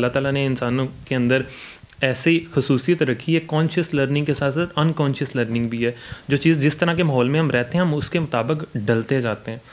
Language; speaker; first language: Urdu; non-native, local second language; Punjabi